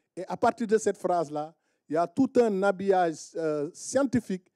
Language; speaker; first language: French; non-native, local second language; Wolof